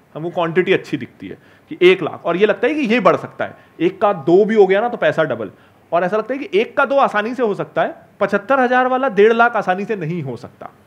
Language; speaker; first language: Hindi; native; Hindi